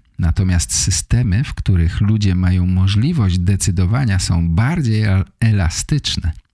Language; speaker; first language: Polish; native; Polish